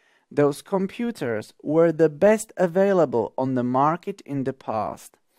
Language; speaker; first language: English; non-native, fluent; Slovak